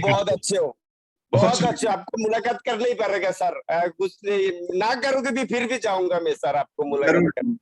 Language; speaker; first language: Hindi; non-native, fluent; Bangla